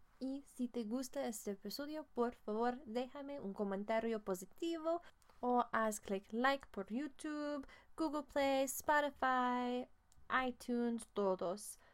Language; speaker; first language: Spanish; non-native, learner; English